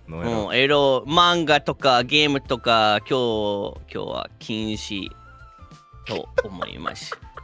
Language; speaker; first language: Japanese; non-native, fluent; English